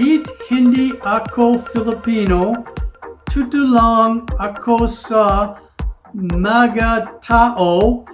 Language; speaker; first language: Filipino; non-native, learner; English